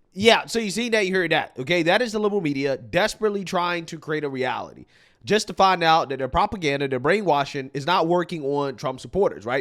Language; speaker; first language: English; native; English